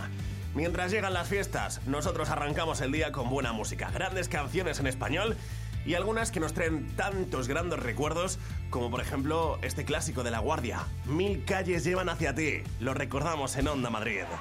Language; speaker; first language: Spanish; native; Spanish